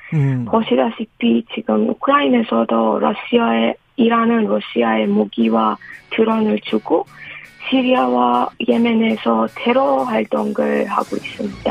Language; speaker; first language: Korean; non-native, fluent; Persian